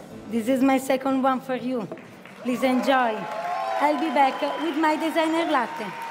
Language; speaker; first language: English; non-native, learner; Italian